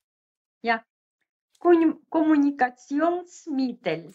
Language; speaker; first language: German; non-native, fluent; Russian